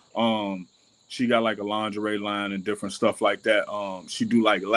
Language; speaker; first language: English; native; English